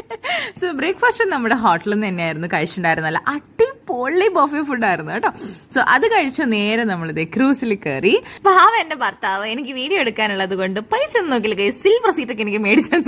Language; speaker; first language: Malayalam; native; Malayalam